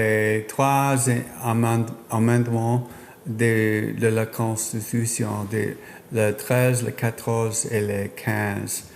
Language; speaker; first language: French; non-native, learner; English